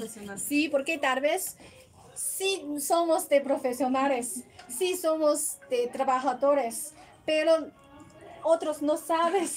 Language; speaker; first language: Spanish; non-native, learner; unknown